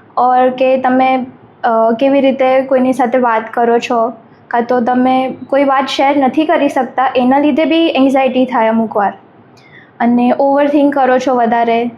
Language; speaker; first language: Gujarati; native; Gujarati